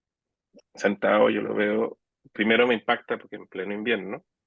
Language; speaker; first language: Spanish; native; Spanish